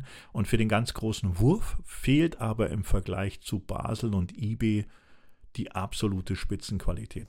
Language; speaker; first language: German; native; German